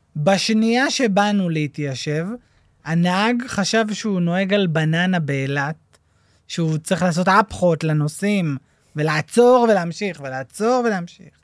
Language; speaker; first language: Hebrew; native; Hebrew